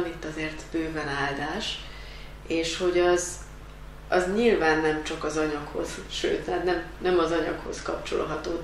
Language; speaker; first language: Hungarian; native; Hungarian